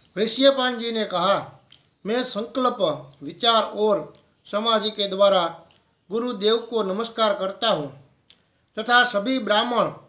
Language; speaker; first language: Hindi; non-native, local second language; Gujarati